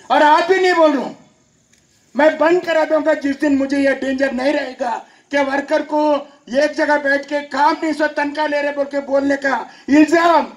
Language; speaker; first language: Hindi; non-native, local second language; Telugu